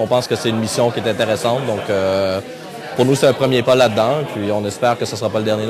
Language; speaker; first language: French; native; French